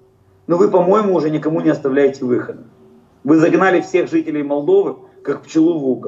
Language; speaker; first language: Russian; native; Russian